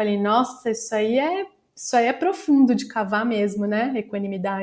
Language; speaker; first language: Portuguese; native; Portuguese